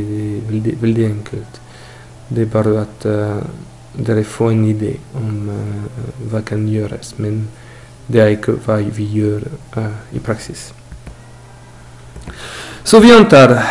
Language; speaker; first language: Norwegian; non-native, learner; French